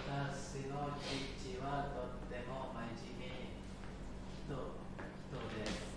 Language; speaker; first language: Japanese; non-native, learner; Indonesian